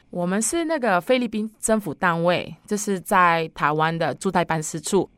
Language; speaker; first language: Chinese; non-native, fluent; Filipino